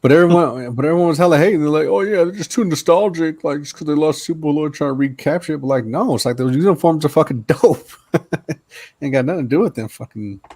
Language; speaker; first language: English; native; English